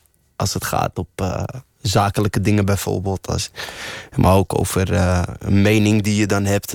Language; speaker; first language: Dutch; early bilingual, other home language; Arabic